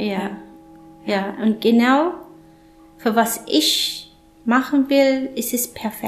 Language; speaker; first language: German; non-native, fluent; English